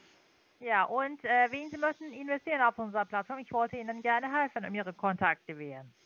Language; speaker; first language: German; non-native, learner; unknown